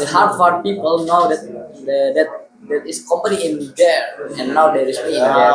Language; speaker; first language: English; non-native, learner; Indonesian